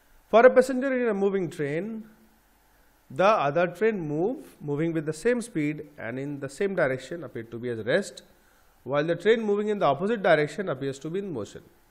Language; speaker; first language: English; non-native, local second language; Bangla